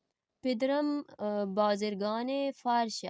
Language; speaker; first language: Persian; non-native, fluent; Urdu